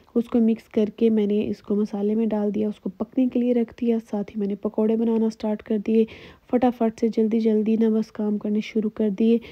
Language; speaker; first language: Urdu; native; Urdu